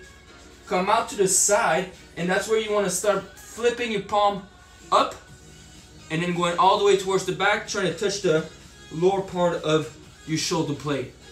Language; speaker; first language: English; native; English